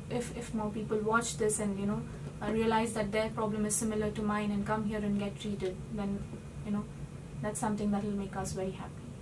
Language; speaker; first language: English; non-native, local second language; Hindi